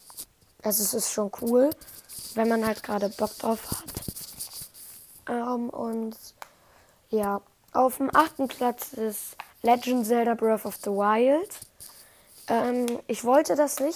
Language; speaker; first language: German; native; German